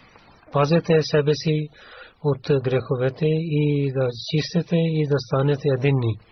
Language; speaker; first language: Bulgarian; non-native, learner; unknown